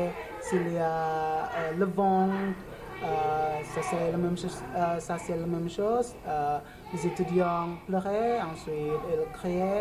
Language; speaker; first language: French; non-native, learner; Indonesian